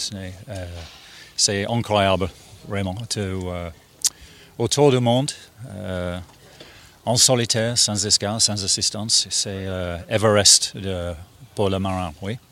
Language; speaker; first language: French; non-native, learner; English